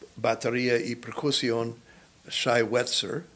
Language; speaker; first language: Spanish; non-native, learner; English